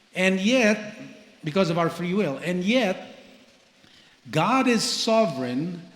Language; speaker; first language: English; non-native, local second language; Filipino